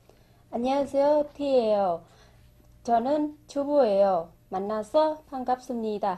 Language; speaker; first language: Korean; non-native, learner; Vietnamese